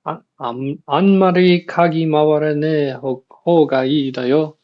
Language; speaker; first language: Japanese; non-native, learner; English